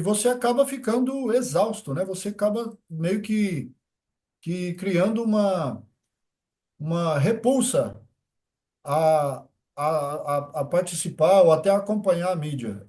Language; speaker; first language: Portuguese; native; Portuguese